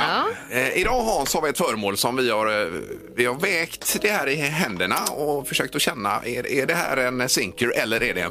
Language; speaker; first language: Swedish; native; Swedish